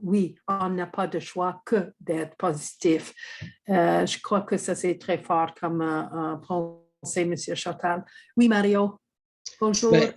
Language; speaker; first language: French; non-native, fluent; English